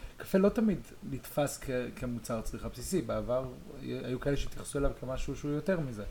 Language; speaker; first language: Hebrew; native; Hebrew